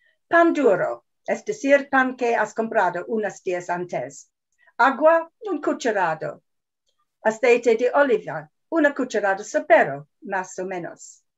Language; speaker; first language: Spanish; non-native, fluent; English